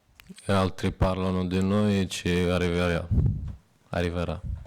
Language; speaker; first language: Italian; non-native, fluent; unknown